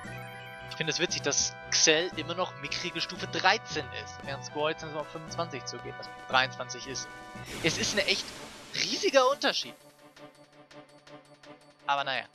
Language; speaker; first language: German; native; German